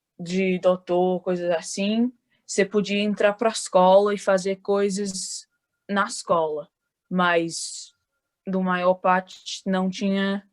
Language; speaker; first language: Portuguese; early bilingual, heritage; Portuguese